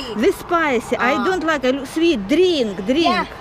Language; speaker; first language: English; non-native, learner; Russian